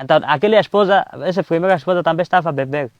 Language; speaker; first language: Portuguese; non-native, learner; Bangla